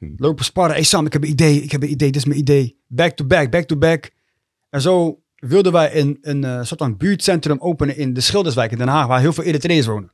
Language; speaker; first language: Dutch; early bilingual, other home language; Tigrinya